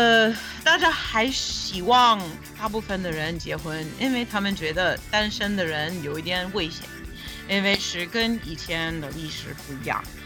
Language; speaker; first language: Chinese; non-native, fluent; English